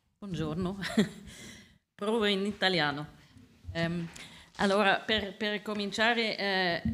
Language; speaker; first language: Italian; non-native, learner; Swiss German